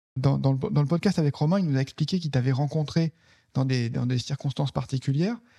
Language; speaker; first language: French; native; French